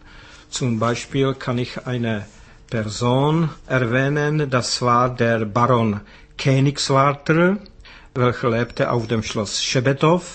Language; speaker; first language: German; non-native, fluent; Czech